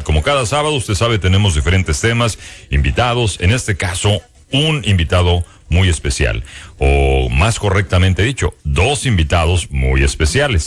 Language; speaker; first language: Spanish; native; Spanish